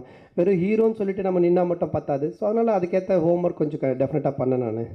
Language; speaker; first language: Tamil; native; Tamil